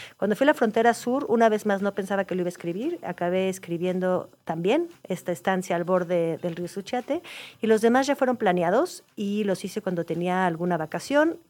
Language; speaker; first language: Spanish; native; Spanish